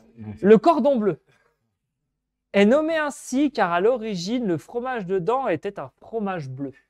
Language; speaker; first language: French; native; French